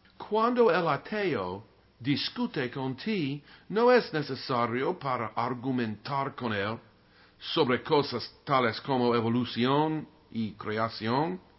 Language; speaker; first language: Spanish; non-native, learner; English